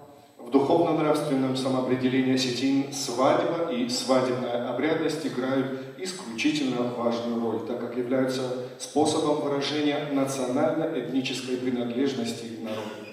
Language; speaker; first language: Russian; native; Russian